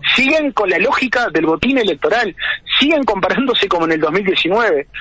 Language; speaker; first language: Spanish; native; Spanish